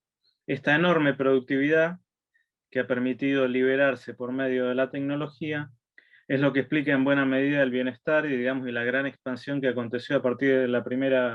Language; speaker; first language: Spanish; native; Spanish